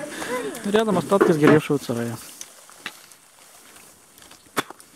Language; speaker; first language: Russian; native; Russian